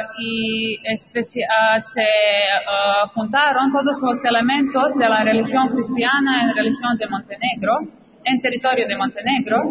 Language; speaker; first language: Spanish; non-native, fluent; Serbian